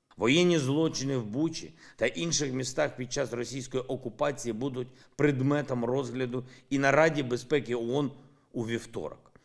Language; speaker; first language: Ukrainian; non-native, local second language; Russian